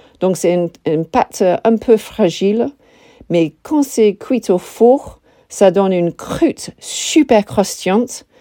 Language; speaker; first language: French; non-native, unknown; English